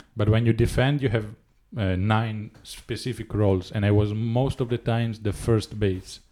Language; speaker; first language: English; non-native, fluent; Italian